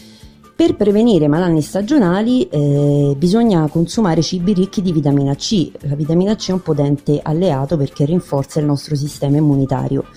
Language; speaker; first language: Italian; native; Italian